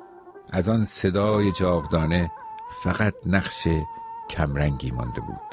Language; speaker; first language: Persian; native; Persian